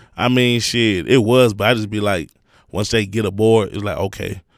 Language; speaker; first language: English; native; English